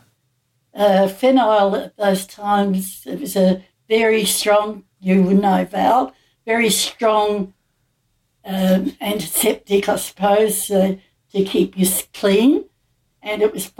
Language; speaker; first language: English; native; English